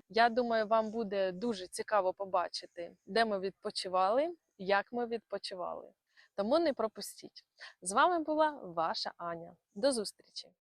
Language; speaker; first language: Ukrainian; non-native, local second language; Russian